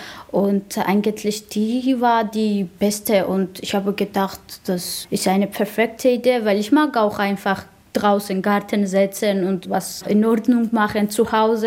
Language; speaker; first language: German; non-native, learner; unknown